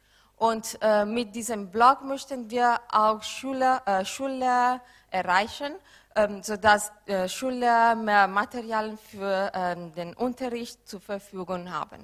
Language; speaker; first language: German; non-native, fluent; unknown